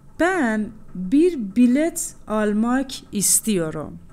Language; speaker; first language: Turkish; non-native, fluent; Persian